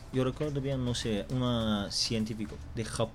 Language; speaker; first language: Spanish; non-native, learner; Turkish